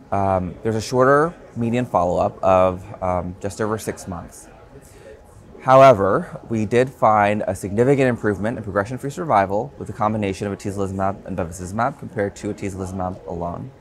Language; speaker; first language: English; native; English